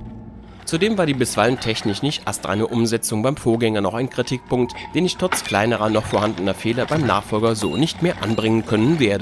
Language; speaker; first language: German; native; German